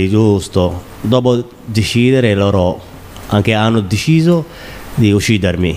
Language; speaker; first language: Italian; non-native, learner; Somali